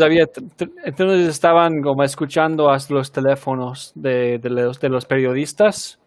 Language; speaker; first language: Spanish; non-native, fluent; English